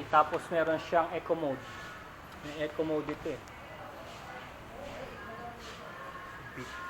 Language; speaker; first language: Filipino; native; Filipino